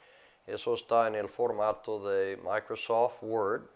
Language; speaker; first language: Spanish; non-native, fluent; English